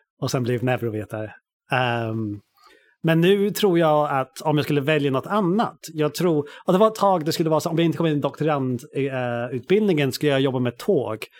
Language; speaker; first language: Swedish; non-native, fluent; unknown